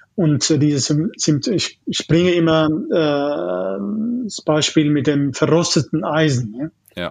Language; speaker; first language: German; non-native, fluent; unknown